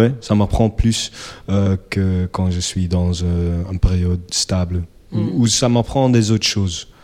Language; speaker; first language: French; non-native, local second language; Dutch